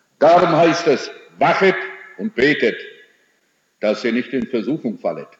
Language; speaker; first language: German; early bilingual, heritage; German